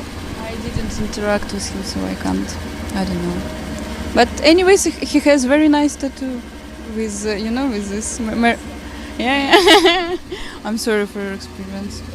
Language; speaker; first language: English; non-native, fluent; Ukrainian